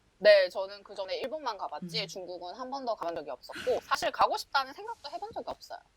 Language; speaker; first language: Korean; native; Korean